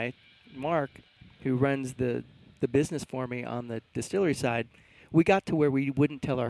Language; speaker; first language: English; native; English